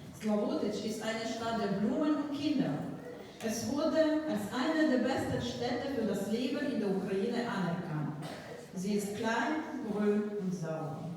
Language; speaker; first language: German; non-native, learner; Ukrainian